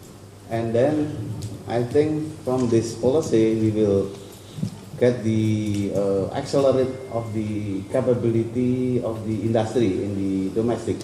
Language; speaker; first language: English; non-native, learner; Indonesian